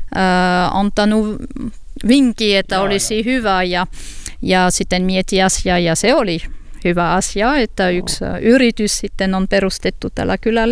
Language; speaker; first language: Finnish; non-native, learner; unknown